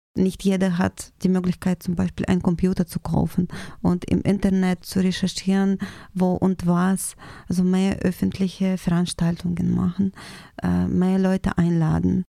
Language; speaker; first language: German; non-native, fluent; Russian